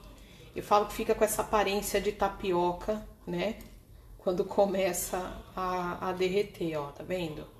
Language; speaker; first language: Portuguese; native; Portuguese